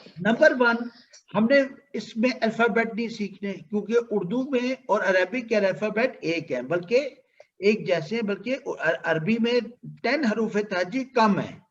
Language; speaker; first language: Urdu; native; Urdu